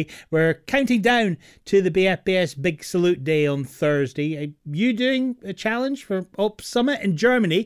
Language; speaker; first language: English; native; English